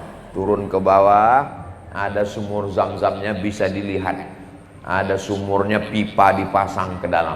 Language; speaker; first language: Malay; native; Malay